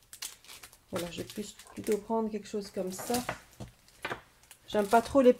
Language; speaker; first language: French; native; French